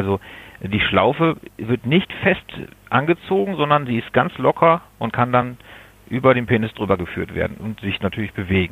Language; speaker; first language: German; native; German